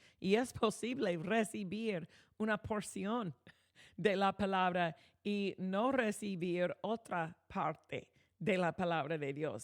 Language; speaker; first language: Spanish; non-native, fluent; English